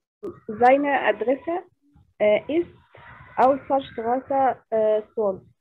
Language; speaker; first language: German; non-native, learner; Arabic